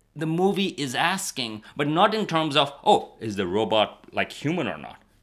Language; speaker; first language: English; non-native, local second language; Urdu